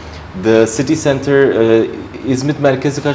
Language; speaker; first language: Turkish; non-native, fluent; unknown